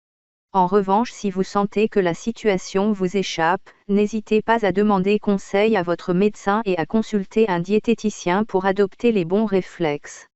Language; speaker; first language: French; native; French